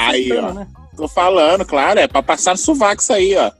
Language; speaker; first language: Portuguese; native; Portuguese